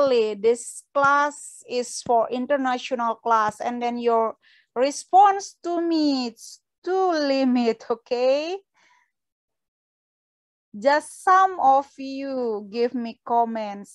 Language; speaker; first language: English; non-native, fluent; Indonesian